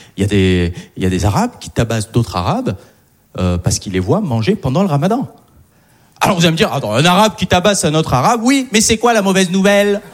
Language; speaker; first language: French; early bilingual, other home language; Arabic